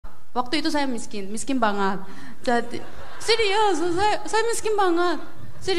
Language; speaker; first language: Indonesian; non-native, fluent; Korean